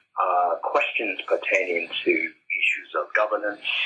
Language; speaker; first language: English; non-native, local second language; Yoruba